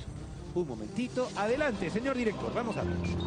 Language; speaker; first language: Spanish; native; Spanish